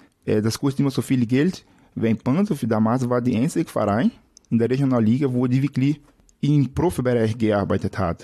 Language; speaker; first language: German; non-native, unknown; Portuguese